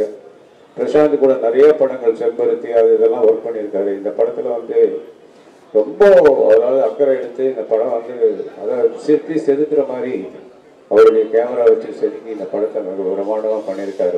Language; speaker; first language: Tamil; native; Tamil